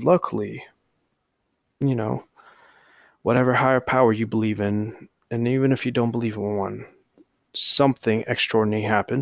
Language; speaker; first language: English; early bilingual, other home language; Hindi